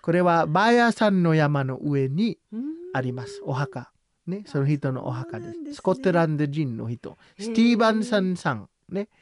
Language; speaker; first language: Japanese; non-native, learner; Samoan